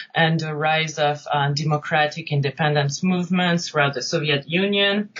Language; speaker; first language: English; non-native, fluent; French